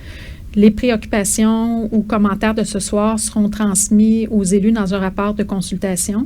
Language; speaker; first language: French; native; French